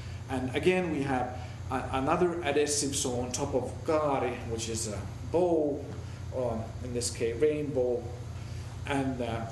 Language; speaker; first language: English; non-native, fluent; Finnish